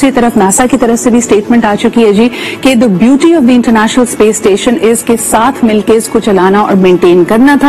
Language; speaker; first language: Urdu; native; Urdu